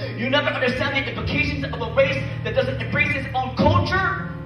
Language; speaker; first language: English; native; English